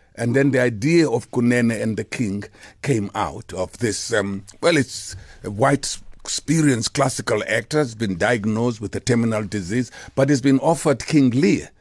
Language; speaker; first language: English; non-native, local second language; Xhosa